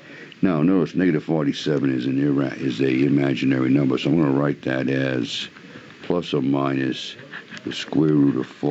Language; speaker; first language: English; native; English